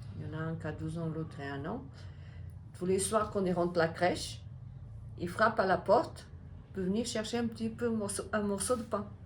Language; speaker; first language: French; non-native, fluent; Portuguese